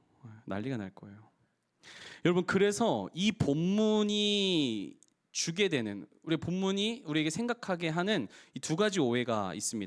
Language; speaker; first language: Korean; native; Korean